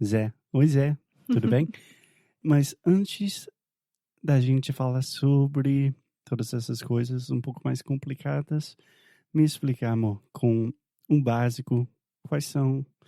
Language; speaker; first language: Portuguese; non-native, fluent; English